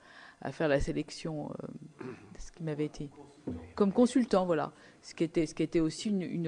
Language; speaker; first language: French; native; French